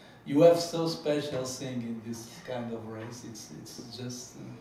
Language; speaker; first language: English; non-native, fluent; Portuguese